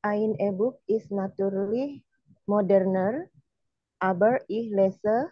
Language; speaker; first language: German; non-native, learner; Indonesian